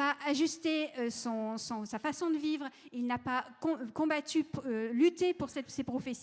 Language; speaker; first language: French; native; French